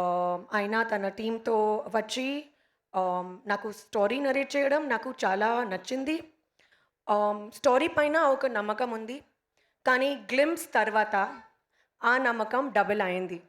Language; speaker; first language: Telugu; non-native, learner; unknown